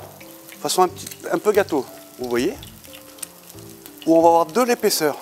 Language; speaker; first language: French; native; French